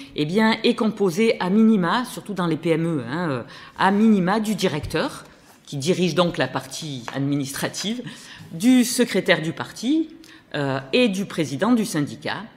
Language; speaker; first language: French; native; French